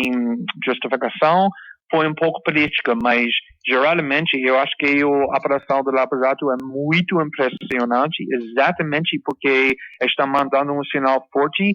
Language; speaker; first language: Portuguese; non-native, fluent; English